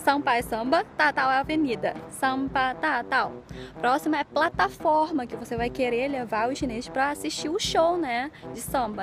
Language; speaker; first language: Portuguese; non-native, fluent; Chinese